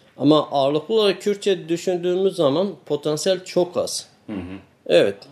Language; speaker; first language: Turkish; non-native, local second language; Kurdish